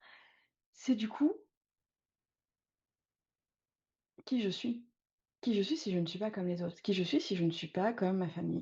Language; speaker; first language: French; native; French